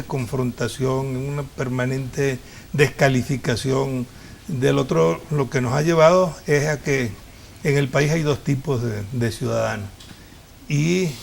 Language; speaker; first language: Spanish; native; Spanish